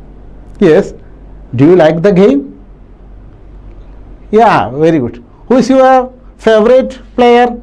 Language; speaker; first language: English; non-native, local second language; Malayalam